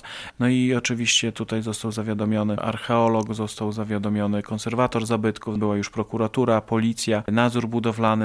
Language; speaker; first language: Polish; native; Polish